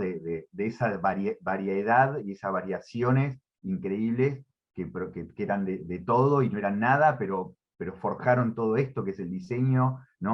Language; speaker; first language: Spanish; native; Spanish